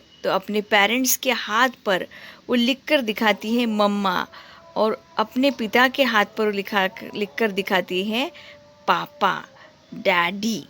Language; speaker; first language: Hindi; native; Hindi